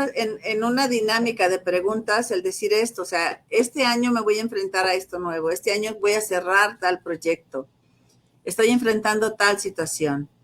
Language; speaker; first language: Spanish; native; Spanish